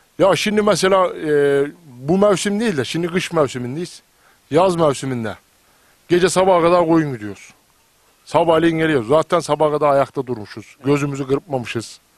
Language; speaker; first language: Turkish; native; Turkish